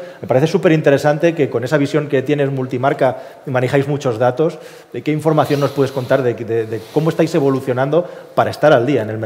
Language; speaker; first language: Spanish; native; Spanish